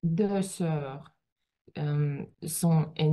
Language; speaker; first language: French; non-native, learner; Russian